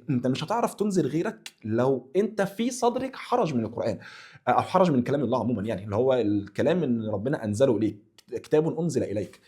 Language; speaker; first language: Arabic; native; Arabic